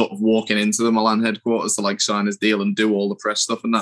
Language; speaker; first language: English; native; English